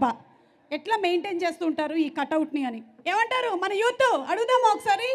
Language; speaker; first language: Telugu; native; Telugu